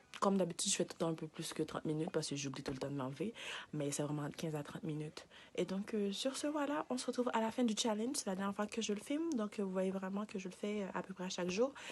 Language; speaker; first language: French; native; French